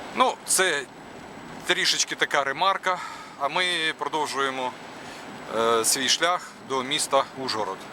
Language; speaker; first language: Ukrainian; non-native, local second language; Russian